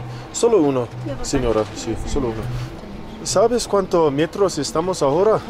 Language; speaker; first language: Spanish; non-native, learner; English